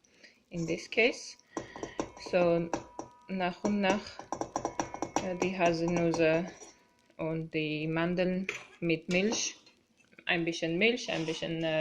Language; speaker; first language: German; non-native, fluent; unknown